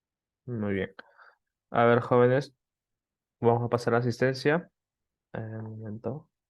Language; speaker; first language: Spanish; native; Spanish